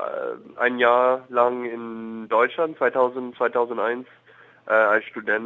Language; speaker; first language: German; non-native, fluent; English